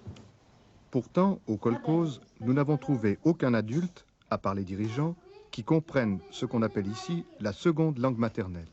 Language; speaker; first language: French; native; French